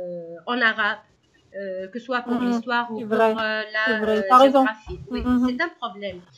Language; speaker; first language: French; non-native, local second language; Arabic